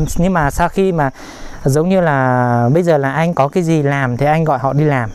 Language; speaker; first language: Vietnamese; non-native, local second language; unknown